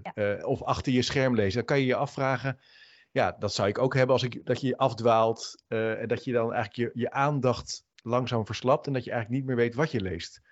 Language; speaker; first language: Dutch; native; Dutch